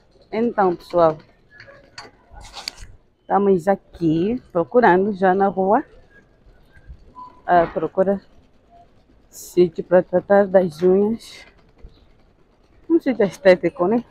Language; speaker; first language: Portuguese; native; Portuguese